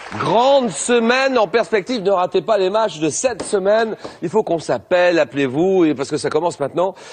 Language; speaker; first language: French; native; French